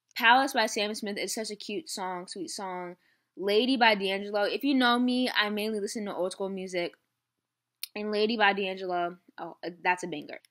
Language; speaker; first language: English; native; English